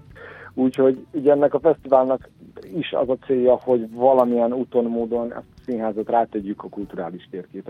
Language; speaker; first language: Hungarian; native; Hungarian